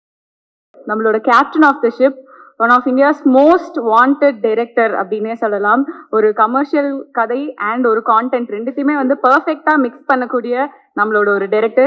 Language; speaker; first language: Tamil; native; Tamil